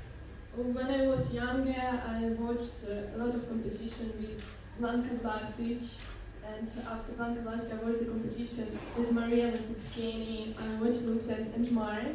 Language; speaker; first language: English; non-native, learner; Ukrainian